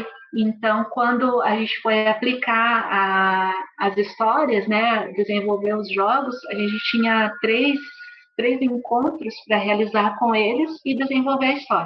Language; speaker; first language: Portuguese; native; Portuguese